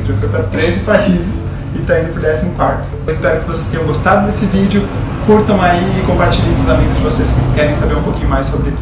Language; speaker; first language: Portuguese; native; Portuguese